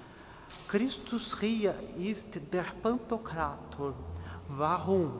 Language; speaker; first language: German; non-native, learner; Portuguese